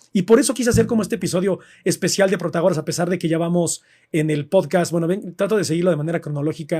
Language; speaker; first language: Spanish; native; Spanish